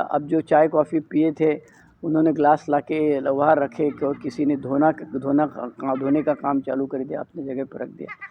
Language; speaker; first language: Hindi; non-native, local second language; Marathi